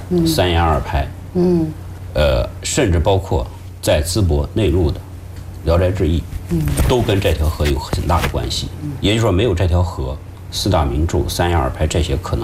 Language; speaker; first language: Chinese; native; Chinese